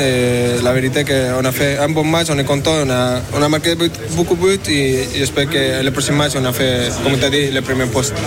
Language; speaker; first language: French; non-native, learner; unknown